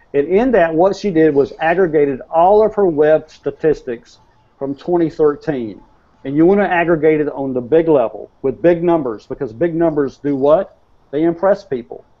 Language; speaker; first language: English; native; English